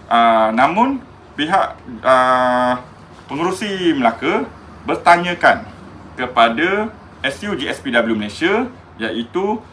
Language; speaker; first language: Malay; native; Malay